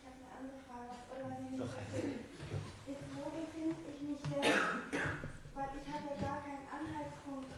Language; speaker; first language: German; native; German